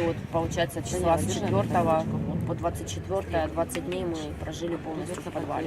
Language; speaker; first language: Russian; native; Russian